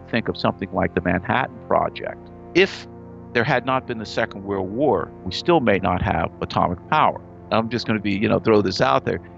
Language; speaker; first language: English; native; English